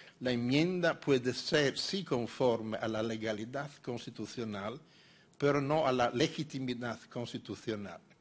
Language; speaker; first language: Spanish; non-native, fluent; Italian